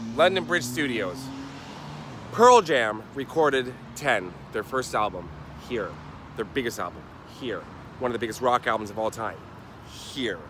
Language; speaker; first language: English; native; English